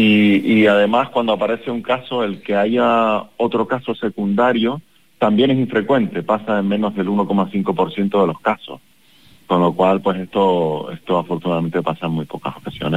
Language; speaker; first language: Spanish; native; Spanish